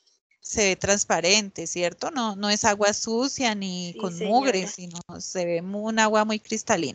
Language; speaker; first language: Spanish; native; Spanish